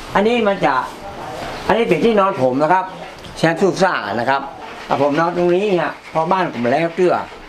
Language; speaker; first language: Thai; native; Thai